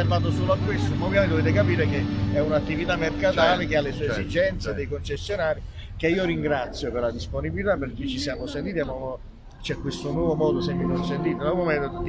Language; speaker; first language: Italian; native; Italian